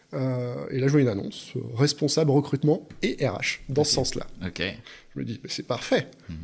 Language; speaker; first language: French; native; French